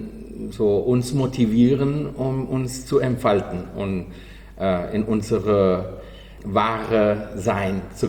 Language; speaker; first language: German; non-native, learner; Spanish